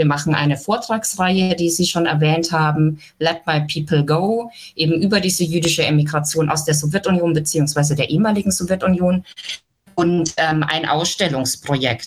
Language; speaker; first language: German; native; German